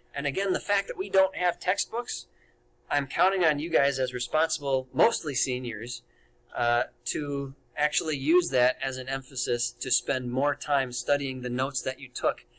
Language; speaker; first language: English; native; English